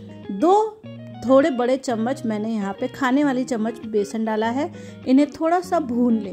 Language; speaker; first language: Hindi; native; Hindi